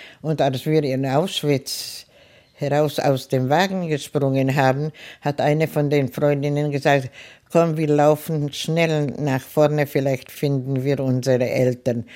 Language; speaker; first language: German; non-native, fluent; Czech